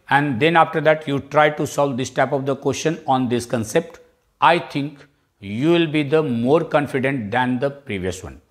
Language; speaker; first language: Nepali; non-native, local second language; Bhojpuri